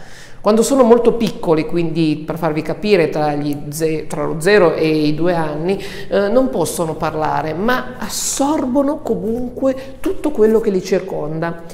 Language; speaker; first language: Italian; native; Italian